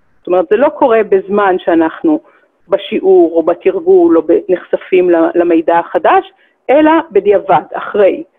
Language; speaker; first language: Hebrew; native; Hebrew